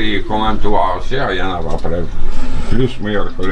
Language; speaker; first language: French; non-native, learner; Polish